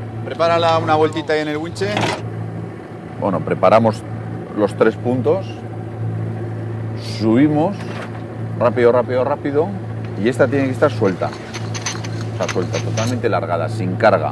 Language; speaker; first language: Spanish; native; Spanish